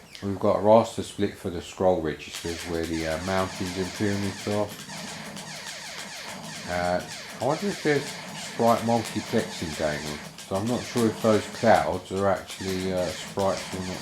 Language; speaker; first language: English; native; English